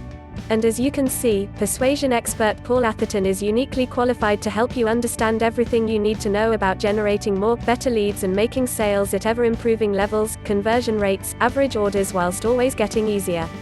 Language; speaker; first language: English; native; English